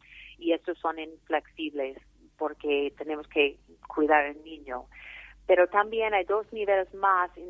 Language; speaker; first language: Spanish; non-native, fluent; English